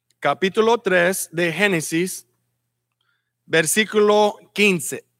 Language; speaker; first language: Spanish; early bilingual, heritage; Spanish